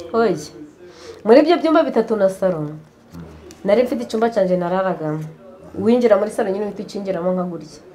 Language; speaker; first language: Kinyarwanda; native; Kinyarwanda